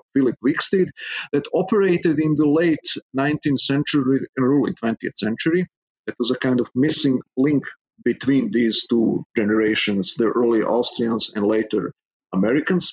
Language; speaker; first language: English; non-native, fluent; Serbian